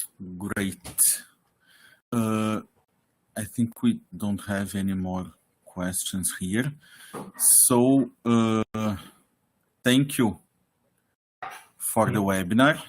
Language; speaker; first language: English; non-native, fluent; Portuguese